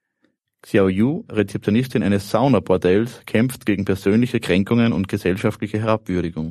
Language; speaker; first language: German; native; German